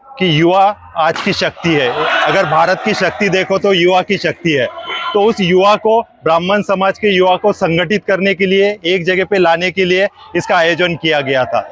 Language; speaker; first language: Hindi; non-native, local second language; Gujarati